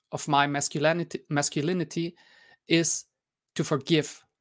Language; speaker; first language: English; non-native, fluent; German